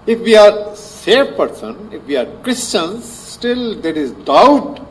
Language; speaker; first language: English; non-native, local second language; Urdu